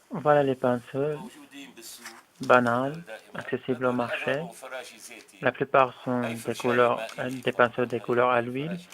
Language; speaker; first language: French; non-native, fluent; Arabic